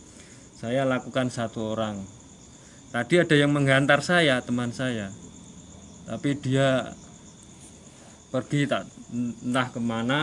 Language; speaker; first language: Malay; non-native, local second language; Javanese